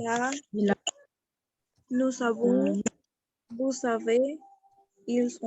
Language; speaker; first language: French; non-native, learner; Spanish